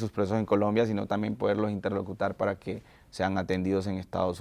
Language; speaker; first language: Spanish; native; Spanish